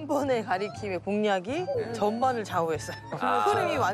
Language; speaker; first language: Korean; native; Korean